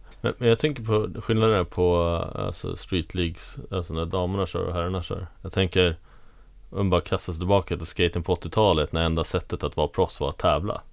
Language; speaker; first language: Swedish; native; Swedish